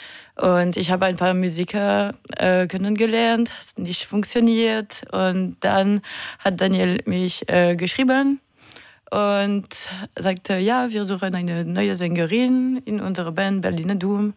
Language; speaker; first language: German; non-native, learner; French